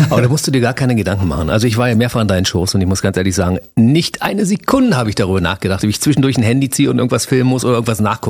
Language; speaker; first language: German; native; German